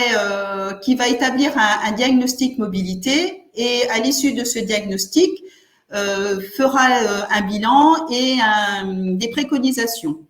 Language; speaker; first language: French; native; French